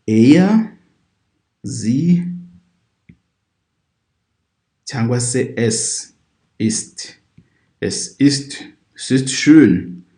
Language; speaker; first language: German; non-native, fluent; Kinyarwanda